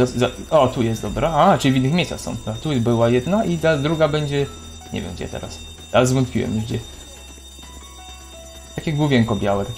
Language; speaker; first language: Polish; native; Polish